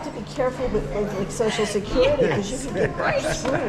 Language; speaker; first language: English; native; English